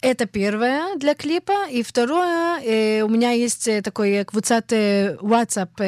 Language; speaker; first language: Russian; early bilingual, heritage; Hebrew